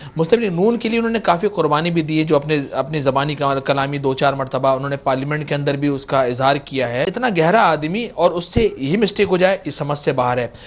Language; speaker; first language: Urdu; native; Urdu